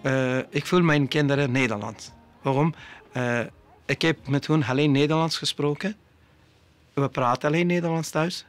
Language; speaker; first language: Dutch; non-native, learner; Persian